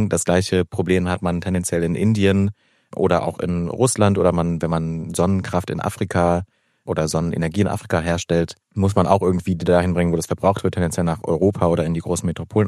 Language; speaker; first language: German; native; German